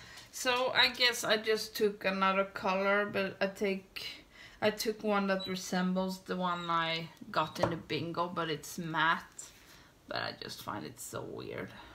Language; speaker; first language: English; non-native, fluent; Swedish